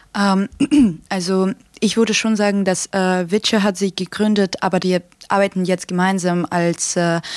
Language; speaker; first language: German; non-native, fluent; Ukrainian